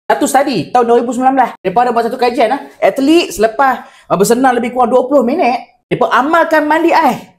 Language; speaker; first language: Malay; native; Malay